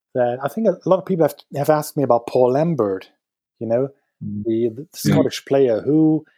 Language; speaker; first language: English; non-native, fluent; German